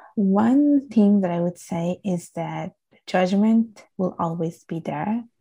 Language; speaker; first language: English; non-native, fluent; Italian